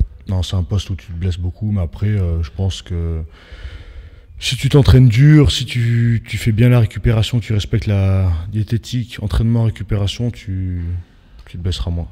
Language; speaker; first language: French; native; French